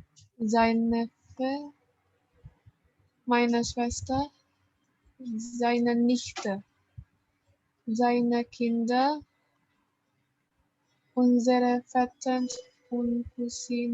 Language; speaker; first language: German; non-native, learner; Indonesian